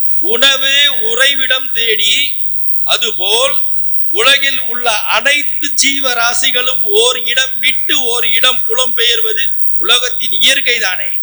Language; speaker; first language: Tamil; non-native, local second language; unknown